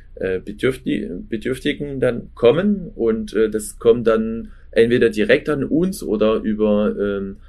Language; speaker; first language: German; non-native, fluent; French